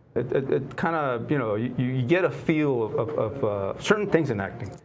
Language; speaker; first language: English; native; English